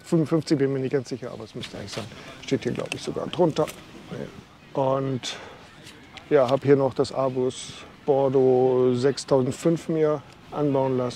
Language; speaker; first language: German; native; German